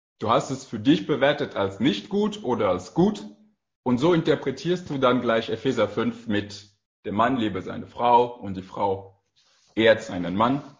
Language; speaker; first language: German; non-native, fluent; French